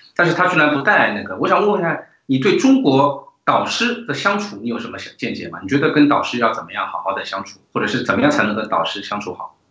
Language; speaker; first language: Chinese; native; Chinese